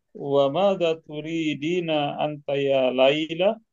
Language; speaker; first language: Arabic; non-native, learner; Indonesian